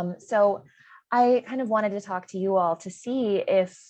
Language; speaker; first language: English; native; English